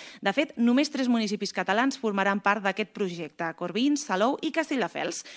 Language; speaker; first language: Catalan; native; Catalan